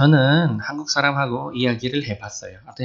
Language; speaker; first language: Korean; non-native, fluent; Indonesian